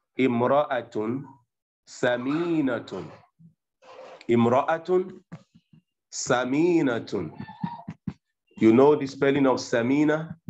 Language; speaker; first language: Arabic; non-native, fluent; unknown